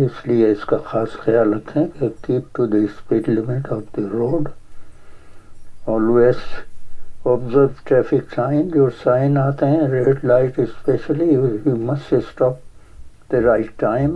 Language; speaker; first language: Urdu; native; Urdu